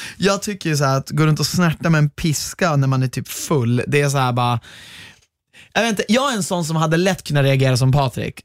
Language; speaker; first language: Swedish; native; Swedish